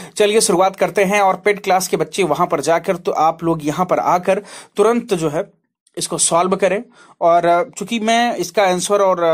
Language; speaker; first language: Hindi; native; Hindi